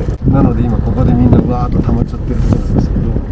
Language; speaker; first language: Japanese; native; Japanese